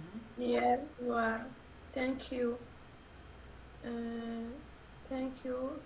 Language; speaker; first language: English; non-native, learner; French